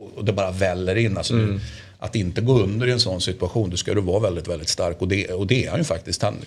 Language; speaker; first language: Swedish; native; Swedish